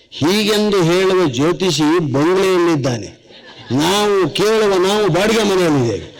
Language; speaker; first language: Kannada; native; Kannada